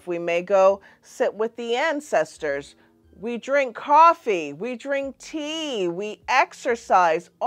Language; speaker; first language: English; native; English